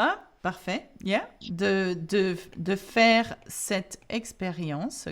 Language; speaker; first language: French; non-native, fluent; English